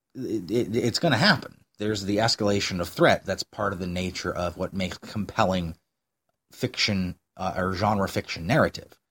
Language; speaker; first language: English; native; English